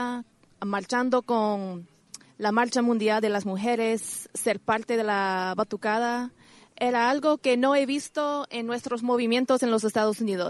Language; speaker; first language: Spanish; non-native, learner; English